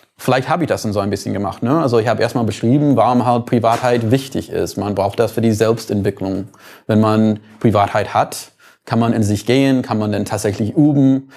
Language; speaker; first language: German; non-native, fluent; English